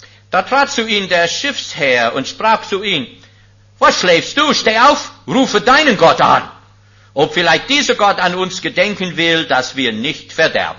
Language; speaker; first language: German; non-native, fluent; English